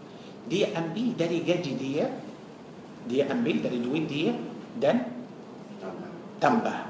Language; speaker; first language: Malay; non-native, fluent; Arabic